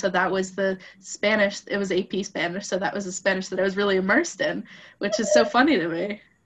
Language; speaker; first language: English; native; English